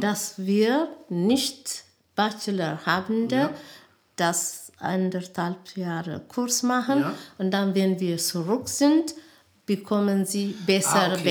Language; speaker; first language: German; non-native, learner; Amharic